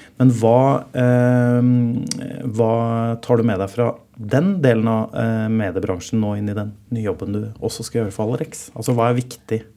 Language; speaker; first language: Norwegian; native; Norwegian